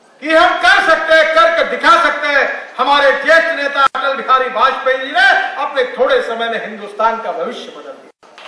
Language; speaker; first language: Hindi; non-native, local second language; Marathi